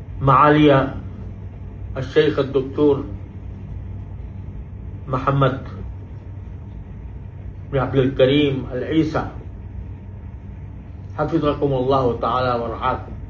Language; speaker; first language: Arabic; non-native, fluent; Urdu